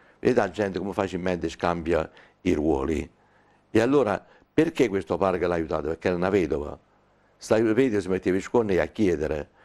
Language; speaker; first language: Italian; native; Italian